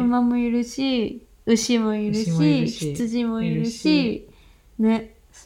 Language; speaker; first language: Japanese; non-native, fluent; Cantonese